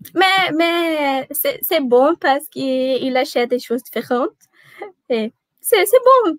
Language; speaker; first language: French; non-native, learner; Portuguese